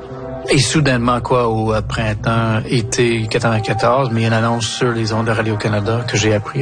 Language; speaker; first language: French; non-native, local second language; English